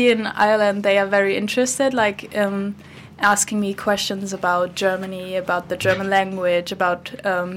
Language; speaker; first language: English; non-native, fluent; German